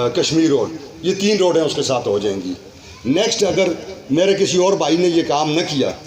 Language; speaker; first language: Urdu; non-native, local second language; Northern Hindko